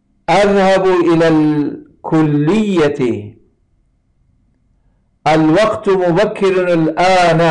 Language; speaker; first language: Arabic; non-native, fluent; Persian